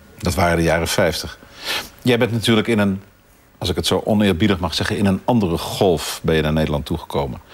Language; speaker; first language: Dutch; native; Dutch